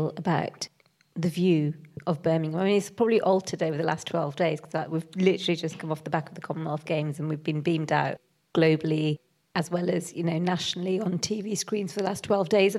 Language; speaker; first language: English; native; English